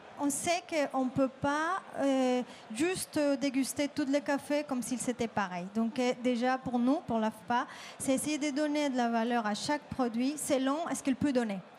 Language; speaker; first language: French; non-native, fluent; Spanish